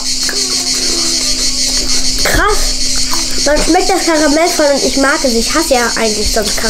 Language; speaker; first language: German; native; German